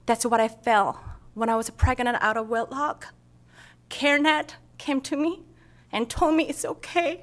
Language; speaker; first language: English; non-native, fluent; Korean